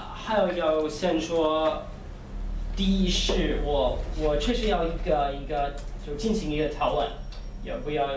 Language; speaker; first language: Chinese; non-native, fluent; English